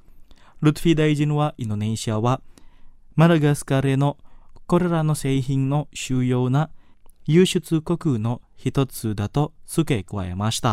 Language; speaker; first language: Japanese; non-native, fluent; Indonesian